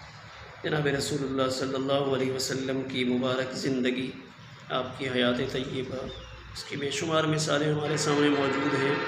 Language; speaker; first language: Urdu; native; Urdu